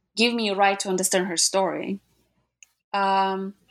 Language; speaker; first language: English; non-native, fluent; Polish